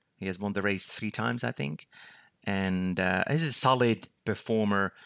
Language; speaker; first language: English; non-native, fluent; Finnish